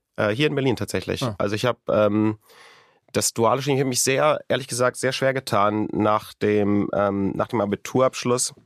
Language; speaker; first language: German; native; German